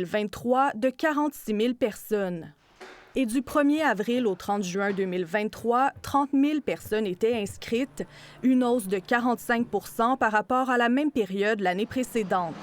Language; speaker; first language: French; native; French